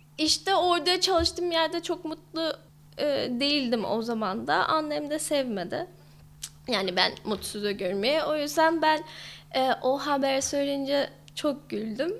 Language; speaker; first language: Turkish; non-native, fluent; English